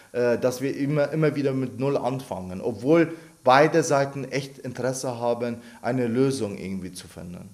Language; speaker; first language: German; early bilingual, other home language; Arabic